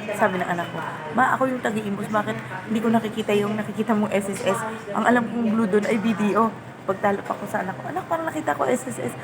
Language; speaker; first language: Filipino; native; Filipino